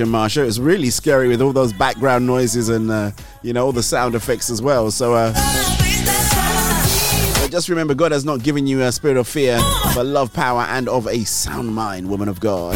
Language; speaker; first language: English; non-native, local second language; Yoruba